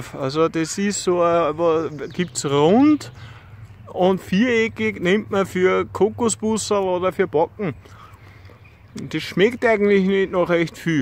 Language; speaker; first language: German; native; German